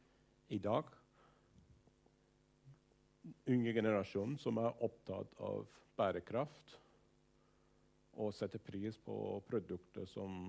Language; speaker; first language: Norwegian; non-native, fluent; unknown